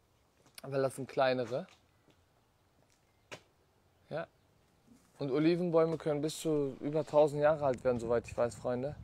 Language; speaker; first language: German; non-native, fluent; Turkish